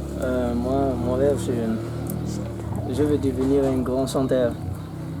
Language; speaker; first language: French; non-native, local second language; Malagasy